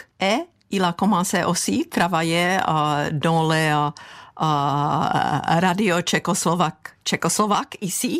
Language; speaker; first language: French; non-native, fluent; Czech